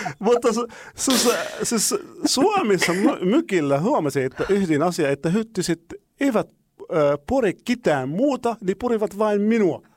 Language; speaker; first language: Finnish; non-native, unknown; Arabic